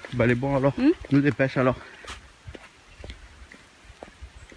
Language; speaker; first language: French; native; French